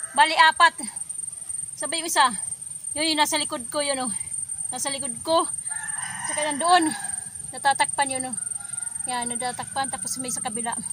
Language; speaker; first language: Filipino; non-native, local second language; Waray